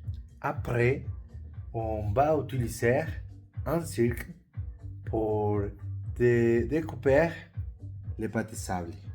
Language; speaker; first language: French; non-native, learner; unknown